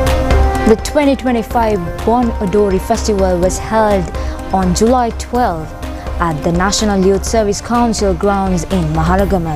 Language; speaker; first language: English; non-native, local second language; Sinhala